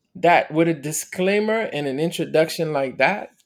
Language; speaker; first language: English; native; English